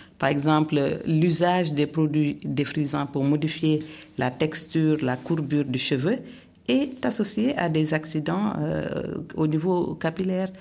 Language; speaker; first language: French; non-native, local second language; Wolof